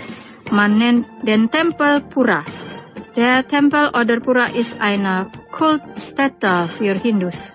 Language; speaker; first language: German; non-native, fluent; Indonesian